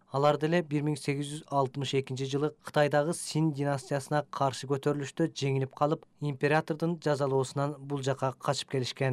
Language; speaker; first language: Kyrgyz; native; Kyrgyz